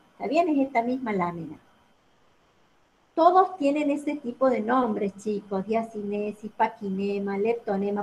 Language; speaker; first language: Spanish; native; Spanish